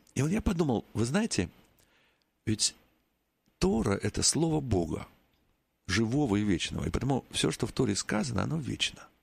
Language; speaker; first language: Russian; native; Russian